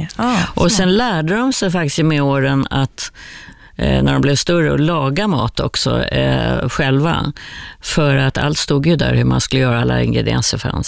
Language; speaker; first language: Swedish; native; Swedish